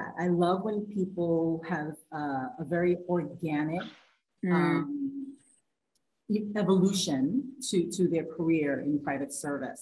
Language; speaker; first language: English; native; English